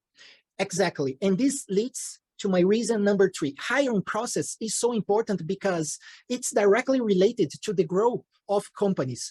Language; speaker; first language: English; non-native, fluent; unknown